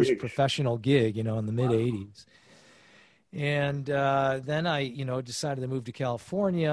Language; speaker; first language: English; native; English